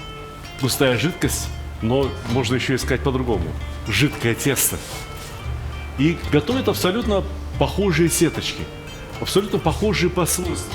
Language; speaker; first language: Russian; native; Russian